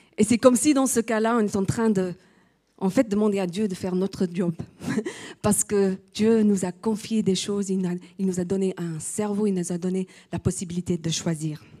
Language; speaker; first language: French; non-native, fluent; English